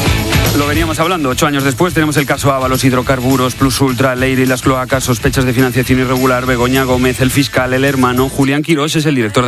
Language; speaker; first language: Spanish; native; Spanish